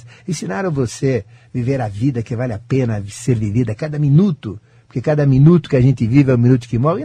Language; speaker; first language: Portuguese; native; Portuguese